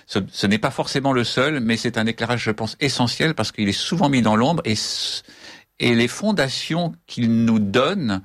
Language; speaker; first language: French; native; French